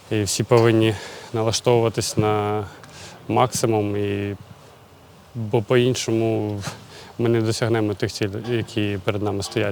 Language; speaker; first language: Ukrainian; native; Ukrainian